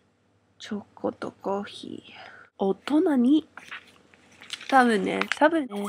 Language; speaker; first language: Japanese; non-native, learner; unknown